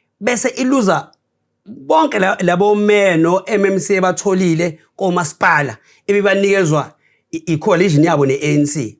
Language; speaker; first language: Zulu; native; Zulu